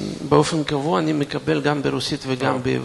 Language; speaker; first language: Hebrew; non-native, fluent; Russian